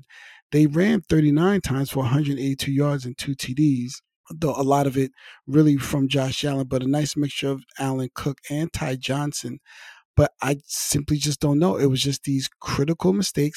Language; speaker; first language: English; native; English